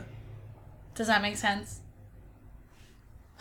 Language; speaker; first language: English; native; English